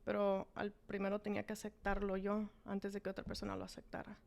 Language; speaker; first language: Spanish; early bilingual, heritage; Spanish